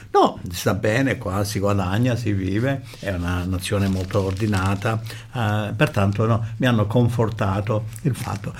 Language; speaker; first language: Italian; early bilingual, heritage; Italian